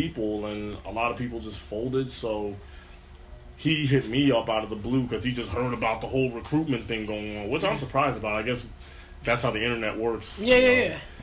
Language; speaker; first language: English; native; English